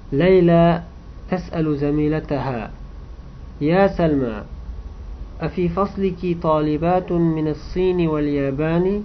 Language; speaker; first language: Arabic; non-native, fluent; Uzbek